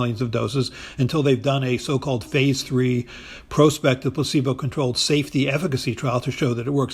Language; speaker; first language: English; native; English